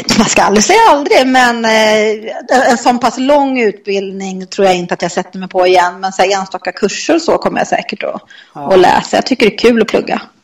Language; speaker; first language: Swedish; native; Swedish